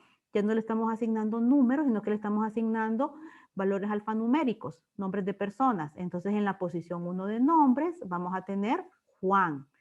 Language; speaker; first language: Spanish; native; Spanish